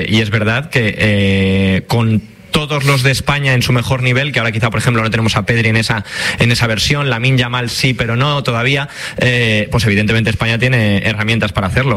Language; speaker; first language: Spanish; native; Spanish